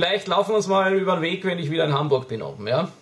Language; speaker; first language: German; native; German